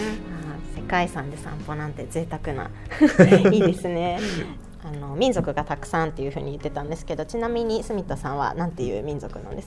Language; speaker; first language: Japanese; native; Japanese